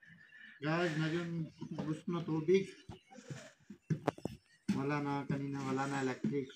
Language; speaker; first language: Filipino; non-native, learner; Punjabi